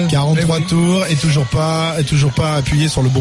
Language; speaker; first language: French; native; French